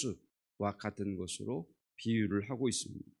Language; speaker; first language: Korean; native; Korean